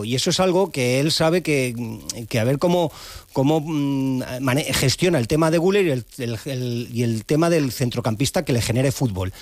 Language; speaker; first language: Spanish; native; Spanish